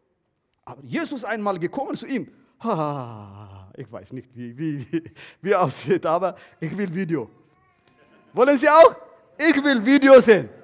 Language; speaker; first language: German; non-native, learner; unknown